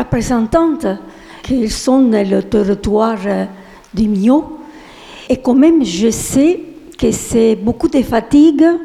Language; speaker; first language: French; non-native, fluent; Italian